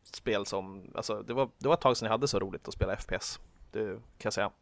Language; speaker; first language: Swedish; native; Swedish